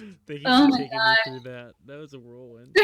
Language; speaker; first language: English; native; English